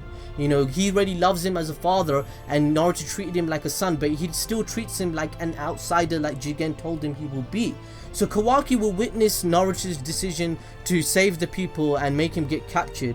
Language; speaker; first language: English; native; English